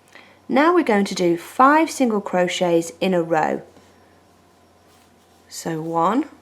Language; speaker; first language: English; native; English